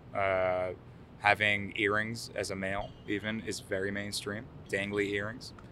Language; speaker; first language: English; early bilingual, other home language; Arabic